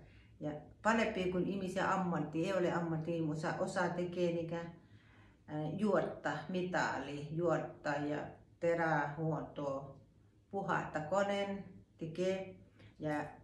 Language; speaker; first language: Finnish; non-native, learner; Thai